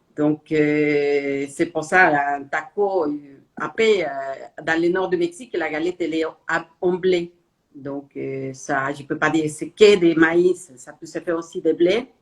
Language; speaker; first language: French; non-native, fluent; Spanish